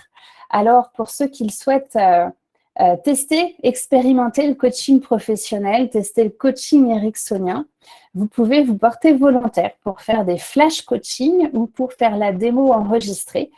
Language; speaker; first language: French; native; French